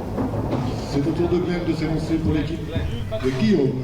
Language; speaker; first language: French; native; French